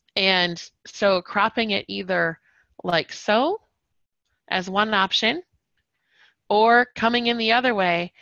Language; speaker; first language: English; native; English